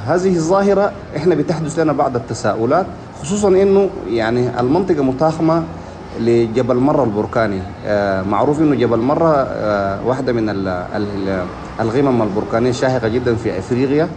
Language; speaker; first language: Arabic; native; Arabic